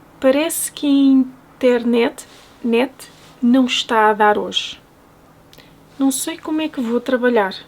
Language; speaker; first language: Portuguese; native; Portuguese